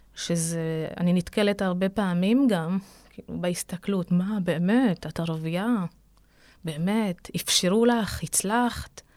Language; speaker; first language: Hebrew; non-native, local second language; Arabic